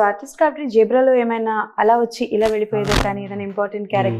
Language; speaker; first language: Telugu; native; Telugu